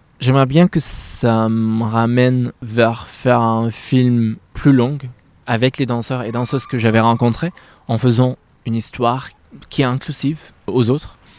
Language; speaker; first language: French; non-native, fluent; Arabic